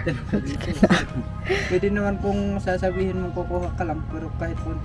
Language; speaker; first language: Filipino; native; Filipino